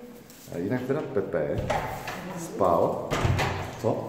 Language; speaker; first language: Czech; native; Czech